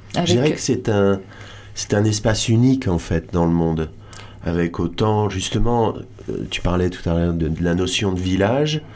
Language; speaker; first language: French; native; French